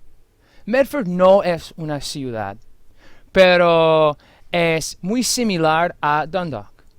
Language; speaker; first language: Spanish; non-native, fluent; English